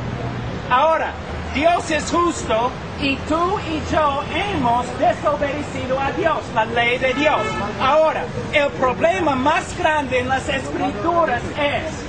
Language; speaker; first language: Spanish; non-native, fluent; English